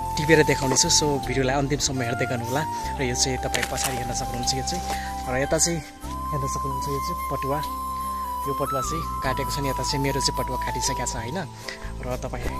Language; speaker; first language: Nepali; non-native, local second language; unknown